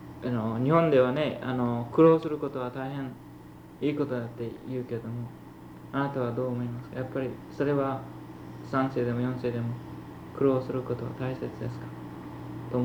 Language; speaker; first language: Japanese; early bilingual, heritage; Japanese